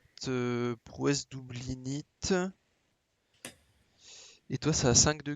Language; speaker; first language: French; native; French